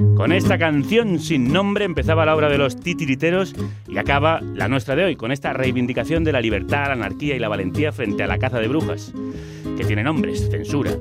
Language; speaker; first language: Spanish; native; Spanish